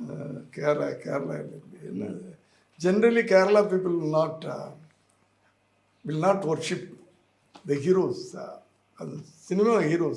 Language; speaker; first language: Telugu; non-native, learner; Tamil